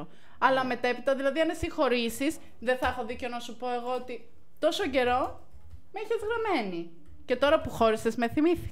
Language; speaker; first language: Greek; native; Greek